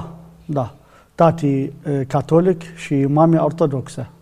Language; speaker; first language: Romanian; non-native, fluent; Arabic